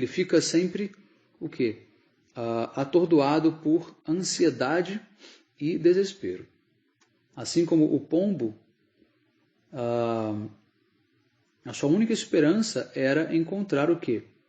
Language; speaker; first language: Portuguese; native; Portuguese